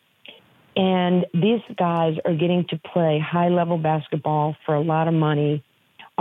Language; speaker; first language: English; native; English